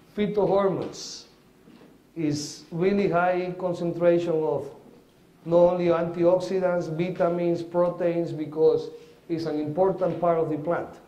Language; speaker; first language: English; non-native, fluent; Spanish